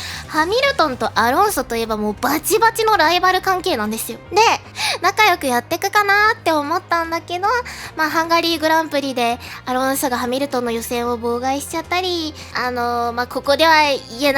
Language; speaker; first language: Japanese; native; Japanese